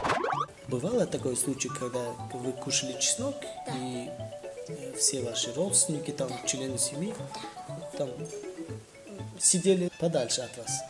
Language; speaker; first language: Russian; non-native, local second language; Tajik